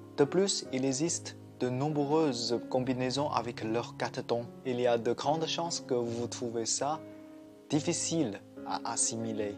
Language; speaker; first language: French; non-native, fluent; Chinese